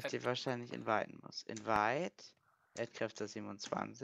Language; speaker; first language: German; native; German